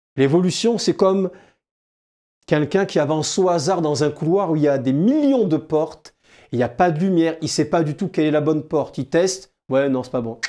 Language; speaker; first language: French; native; French